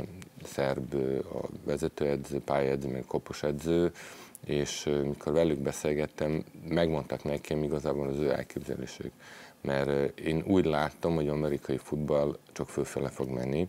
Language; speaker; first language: Hungarian; non-native, fluent; Serbian